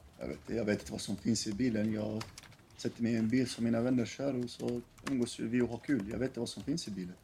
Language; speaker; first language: Swedish; early bilingual, other home language; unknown